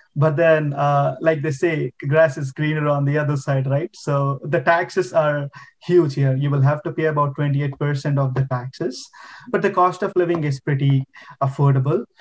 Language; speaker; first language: English; non-native, local second language; Telugu